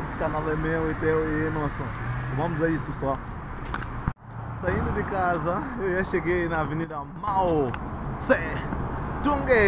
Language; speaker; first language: Portuguese; non-native, local second language; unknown